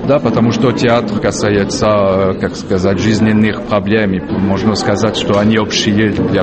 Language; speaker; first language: Russian; non-native, fluent; French